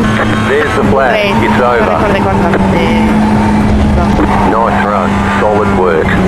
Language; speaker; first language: English; native; English